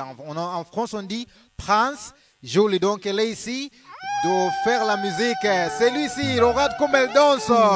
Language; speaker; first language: French; non-native, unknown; Luo (Kenya and Tanzania)